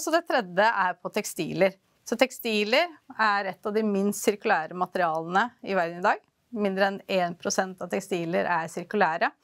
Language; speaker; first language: Norwegian; native; Norwegian